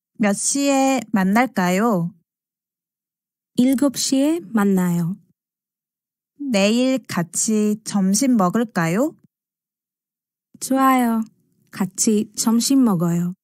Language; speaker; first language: Korean; non-native, fluent; Sinhala